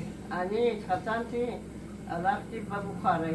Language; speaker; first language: Hebrew; non-native, learner; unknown